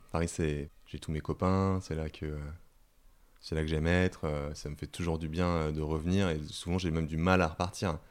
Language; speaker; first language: French; native; French